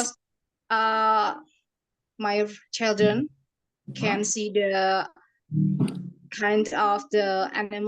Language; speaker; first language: English; non-native, learner; Indonesian